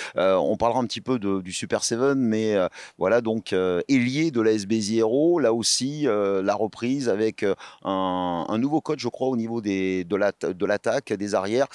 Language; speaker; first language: French; native; French